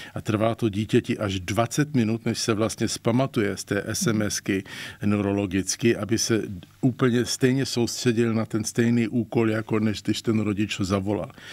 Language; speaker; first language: Czech; native; Czech